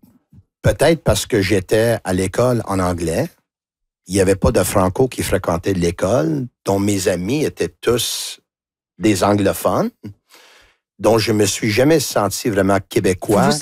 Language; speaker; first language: French; non-native, local second language; Italian